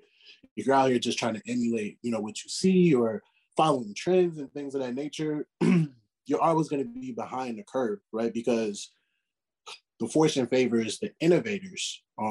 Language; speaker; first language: English; native; English